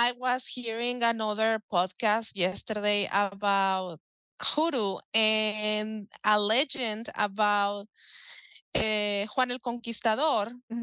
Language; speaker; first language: English; non-native, fluent; Spanish